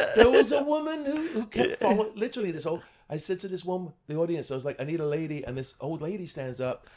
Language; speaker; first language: English; native; English